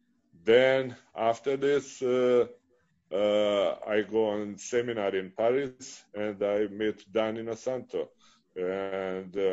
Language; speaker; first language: English; non-native, fluent; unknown